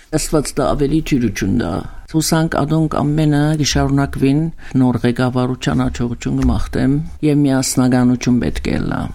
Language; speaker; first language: Armenian; early bilingual, heritage; Armenian